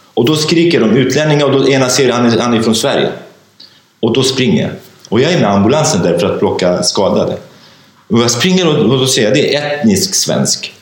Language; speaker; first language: Swedish; non-native, fluent; Kurdish